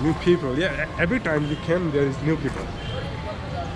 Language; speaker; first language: English; non-native, learner; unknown